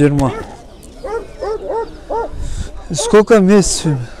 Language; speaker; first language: Russian; non-native, local second language; Kyrgyz